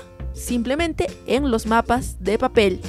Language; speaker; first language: Spanish; native; Spanish